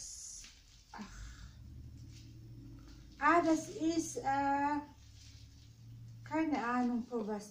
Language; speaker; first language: German; non-native, learner; Filipino